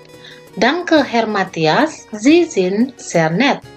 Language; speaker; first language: German; non-native, learner; Indonesian